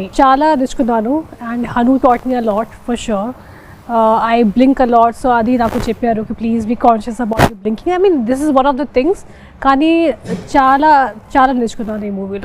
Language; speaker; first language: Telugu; non-native, fluent; Hindi